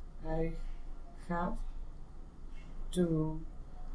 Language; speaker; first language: English; non-native, learner; Spanish